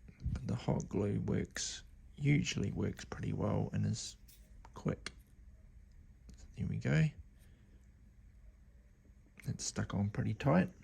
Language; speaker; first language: English; native; English